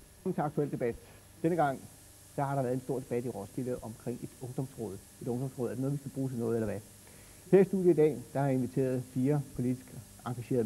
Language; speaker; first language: Danish; native; Danish